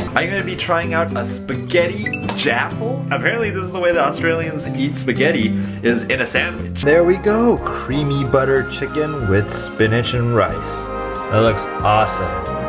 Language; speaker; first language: English; native; English